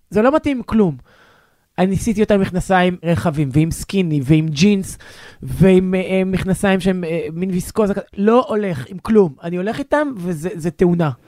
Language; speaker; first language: Hebrew; native; Hebrew